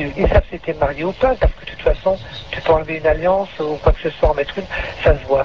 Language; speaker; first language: French; native; French